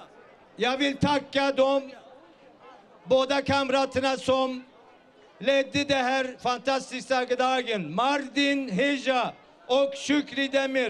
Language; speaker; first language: Swedish; early bilingual, other home language; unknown